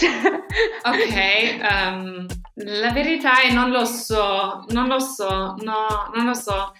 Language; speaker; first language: Italian; non-native, fluent; German